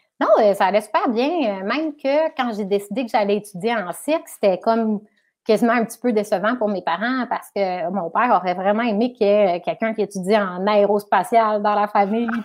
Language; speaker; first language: French; native; French